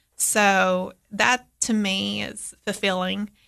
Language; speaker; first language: English; native; English